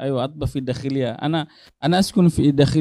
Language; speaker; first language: Arabic; non-native, learner; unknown